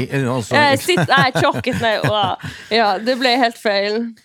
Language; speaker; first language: Norwegian; non-native, local second language; Northern Sami